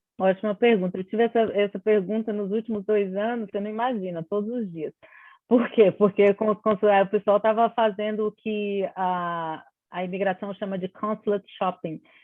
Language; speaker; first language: Portuguese; native; Portuguese